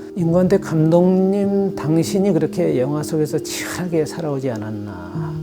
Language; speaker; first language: Korean; native; Korean